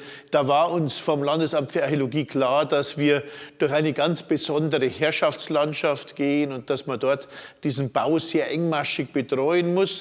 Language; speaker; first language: German; native; German